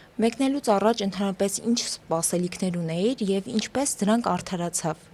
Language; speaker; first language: Armenian; native; Armenian